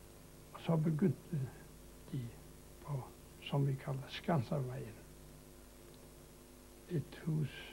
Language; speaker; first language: Danish; non-native, local second language; Faroese